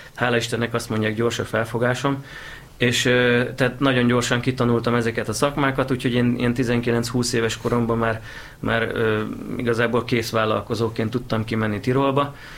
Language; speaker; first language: Hungarian; native; Hungarian